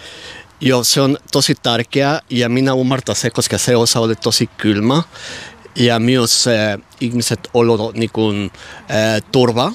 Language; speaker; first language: Finnish; non-native, learner; Spanish